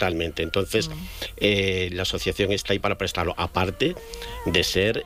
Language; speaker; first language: Spanish; native; Spanish